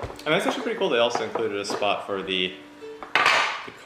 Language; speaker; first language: English; native; English